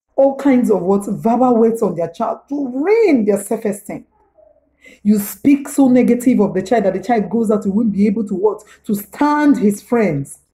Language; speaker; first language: English; non-native, local second language; Igbo